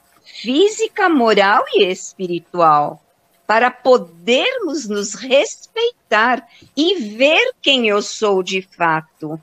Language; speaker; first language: Portuguese; native; Portuguese